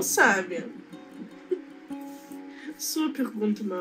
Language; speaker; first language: Portuguese; non-native, learner; Russian